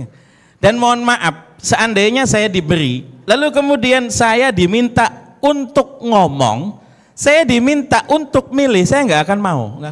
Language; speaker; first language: Indonesian; native; Indonesian